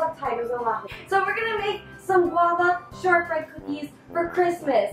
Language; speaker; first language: English; native; English